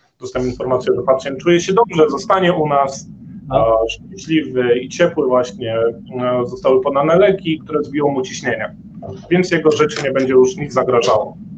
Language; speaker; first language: Polish; native; Polish